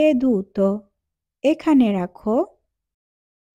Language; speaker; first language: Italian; non-native, fluent; Bangla